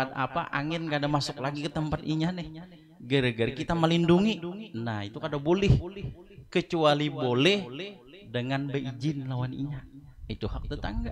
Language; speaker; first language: Indonesian; non-native, local second language; Banjar